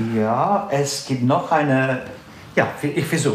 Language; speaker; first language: German; non-native, fluent; English